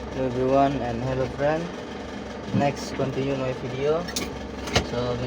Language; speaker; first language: English; non-native, learner; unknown